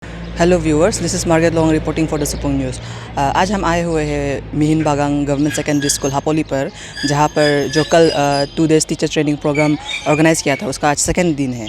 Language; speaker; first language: Hindi; non-native, local second language; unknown